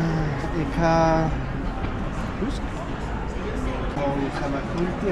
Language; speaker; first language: Finnish; non-native, learner; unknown